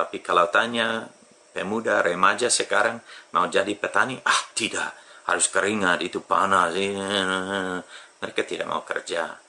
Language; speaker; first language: Indonesian; non-native, fluent; English